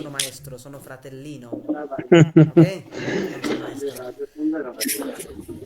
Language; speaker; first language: Italian; non-native, fluent; Bangla